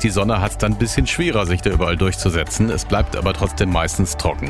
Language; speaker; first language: German; native; German